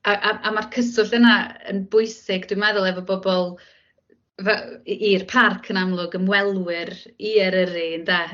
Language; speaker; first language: Welsh; native; Welsh